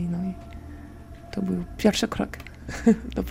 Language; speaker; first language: Polish; non-native, learner; French